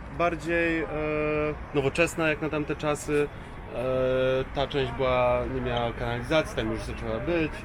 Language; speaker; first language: Polish; early bilingual, other home language; Serbian